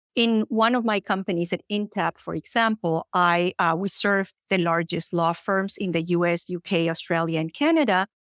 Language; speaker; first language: English; non-native, fluent; Spanish